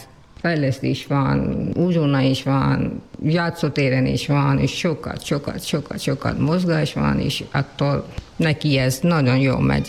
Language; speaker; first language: Hungarian; non-native, learner; Urdu